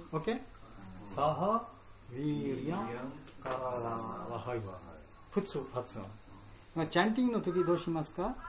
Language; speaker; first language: Japanese; non-native, learner; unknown